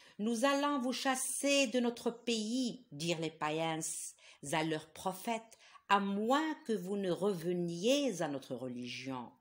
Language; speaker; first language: French; non-native, local second language; Arabic